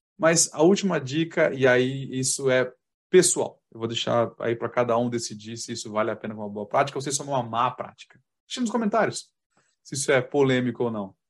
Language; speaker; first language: Portuguese; native; Portuguese